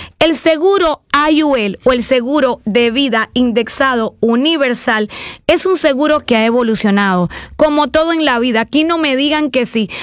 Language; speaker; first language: Spanish; native; Spanish